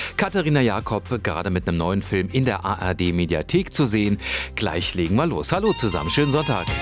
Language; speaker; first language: German; native; German